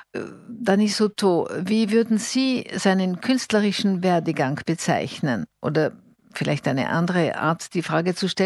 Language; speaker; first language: German; native; German